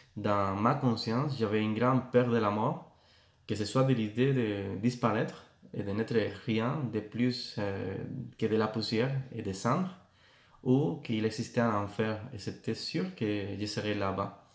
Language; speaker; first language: French; non-native, fluent; Spanish